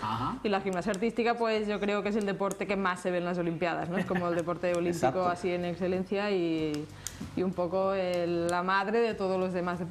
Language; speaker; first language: Spanish; native; Spanish